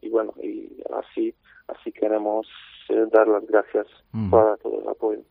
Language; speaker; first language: Spanish; non-native, fluent; Polish